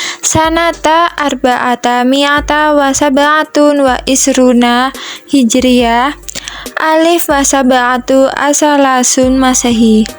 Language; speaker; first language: Arabic; non-native, learner; Indonesian